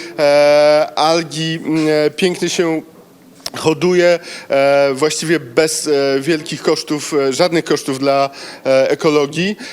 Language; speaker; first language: Polish; native; Polish